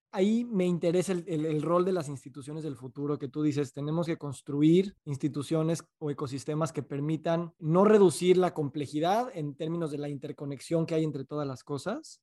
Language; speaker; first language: Spanish; native; Spanish